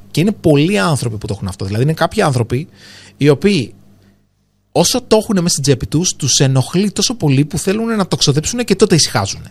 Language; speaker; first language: Greek; native; Greek